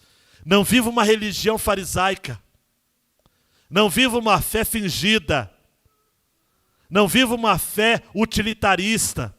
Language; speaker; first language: Portuguese; native; Portuguese